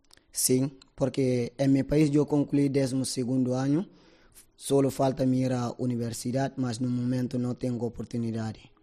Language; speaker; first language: Spanish; non-native, learner; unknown